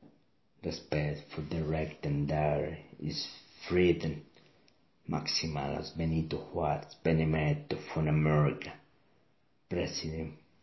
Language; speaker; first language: German; non-native, learner; Spanish